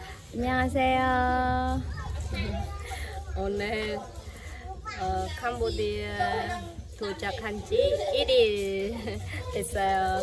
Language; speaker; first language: Korean; non-native, fluent; Khmer